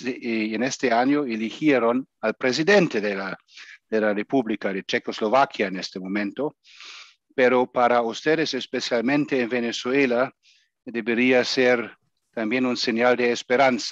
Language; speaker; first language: Spanish; non-native, fluent; German